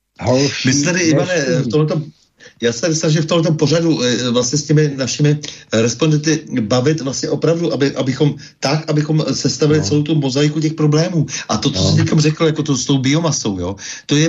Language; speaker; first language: Czech; native; Czech